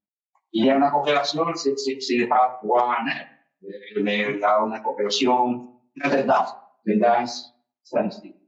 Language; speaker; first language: French; non-native, fluent; Spanish